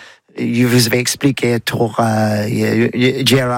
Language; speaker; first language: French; non-native, learner; English